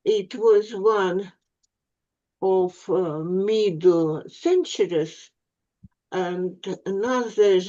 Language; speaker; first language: English; non-native, learner; Russian